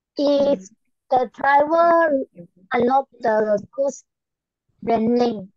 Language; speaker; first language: English; non-native, learner; Malay